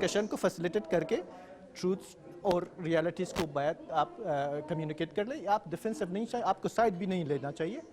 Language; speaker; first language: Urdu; non-native, fluent; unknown